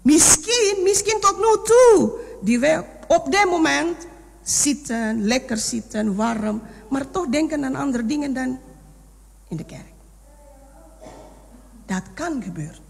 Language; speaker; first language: Dutch; non-native, fluent; Indonesian